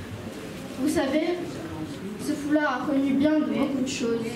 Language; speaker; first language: French; early bilingual, other home language; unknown